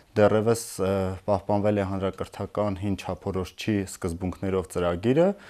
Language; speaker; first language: Armenian; native; Armenian